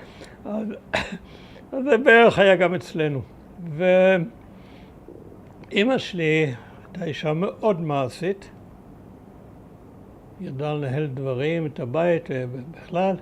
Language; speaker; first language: Hebrew; early bilingual, other home language; German